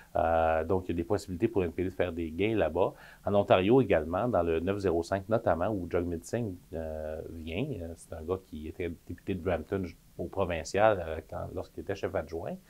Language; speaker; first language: French; native; French